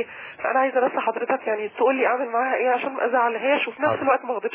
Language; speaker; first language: Arabic; native; Arabic